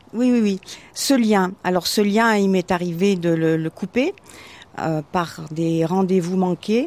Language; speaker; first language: French; native; French